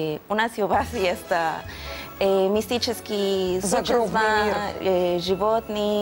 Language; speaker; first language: Russian; non-native, fluent; Spanish